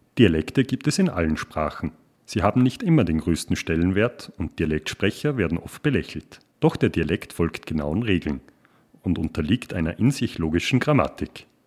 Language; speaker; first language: German; native; German